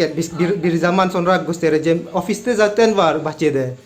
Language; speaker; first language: Turkish; non-native, learner; Indonesian